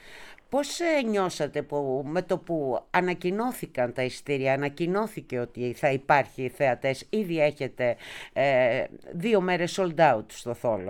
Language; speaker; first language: Greek; native; Greek